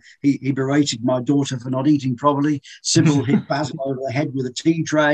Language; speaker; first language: English; native; English